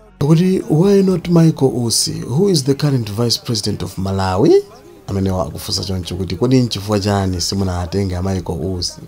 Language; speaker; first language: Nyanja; native; Nyanja